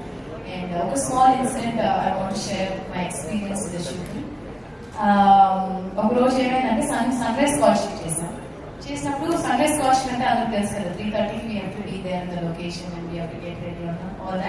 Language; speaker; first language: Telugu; non-native, fluent; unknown